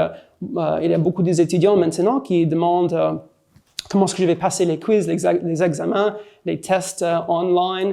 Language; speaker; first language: French; non-native, fluent; English